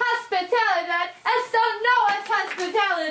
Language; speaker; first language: Spanish; non-native, learner; English